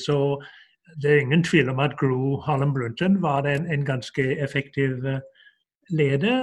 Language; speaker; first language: Norwegian; non-native, fluent; English